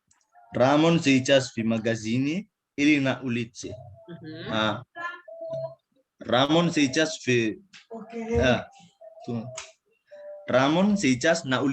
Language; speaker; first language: Russian; non-native, learner; Indonesian